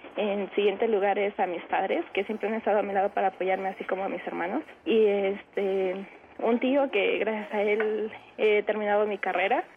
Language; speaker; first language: Spanish; native; Spanish